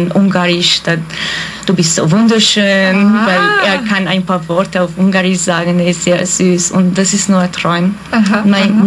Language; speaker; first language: German; non-native, fluent; Hungarian